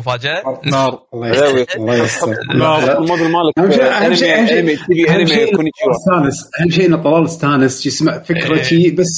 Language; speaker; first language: Arabic; native; Arabic